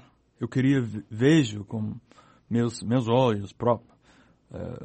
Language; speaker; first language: Portuguese; non-native, learner; English